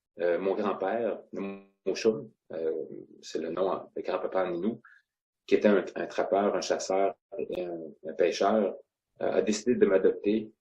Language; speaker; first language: French; non-native, local second language; Innu-aimun